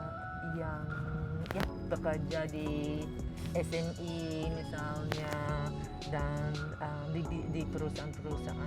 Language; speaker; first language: Indonesian; non-native, fluent; English